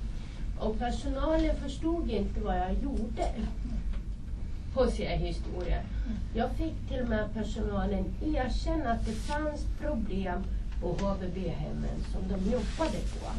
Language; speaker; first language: Swedish; non-native, fluent; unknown